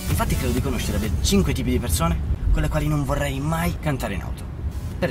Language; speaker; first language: Italian; native; Italian